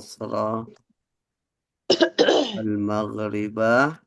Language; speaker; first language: Arabic; non-native, fluent; Indonesian